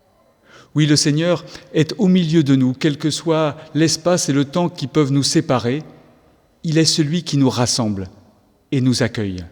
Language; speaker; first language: French; native; French